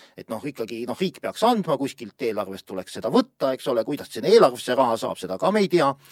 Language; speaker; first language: Estonian; native; Estonian